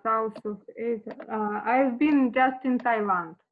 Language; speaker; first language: English; non-native, learner; Russian